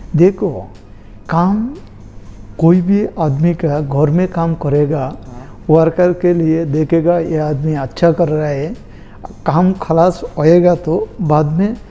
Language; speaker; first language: Hindi; non-native, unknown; Bangla